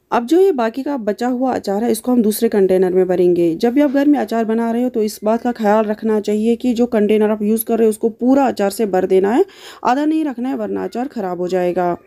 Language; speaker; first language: Hindi; non-native, local second language; Kashmiri